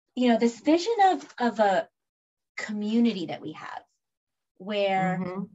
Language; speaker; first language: English; early bilingual, other home language; Spanish